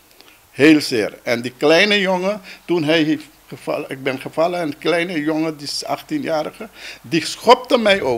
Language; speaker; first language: Dutch; non-native, local second language; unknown